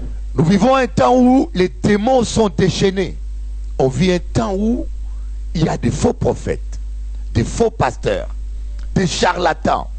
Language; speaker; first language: French; non-native, local second language; Lingala